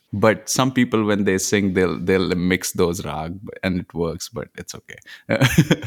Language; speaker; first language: English; non-native, local second language; Punjabi